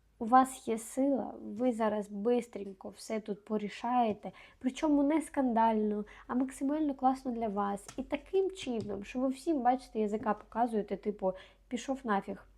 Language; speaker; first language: Ukrainian; non-native, local second language; Russian